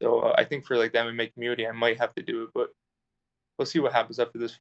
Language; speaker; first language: English; native; English